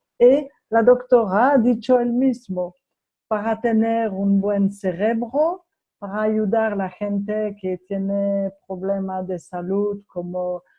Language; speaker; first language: Spanish; non-native, fluent; French